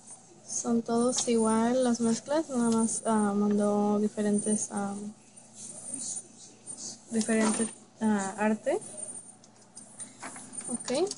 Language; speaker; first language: Spanish; early bilingual, heritage; Spanish